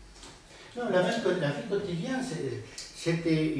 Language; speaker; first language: French; non-native, fluent; Spanish